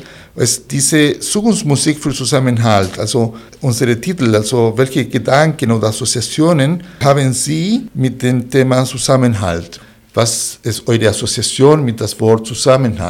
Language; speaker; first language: German; non-native, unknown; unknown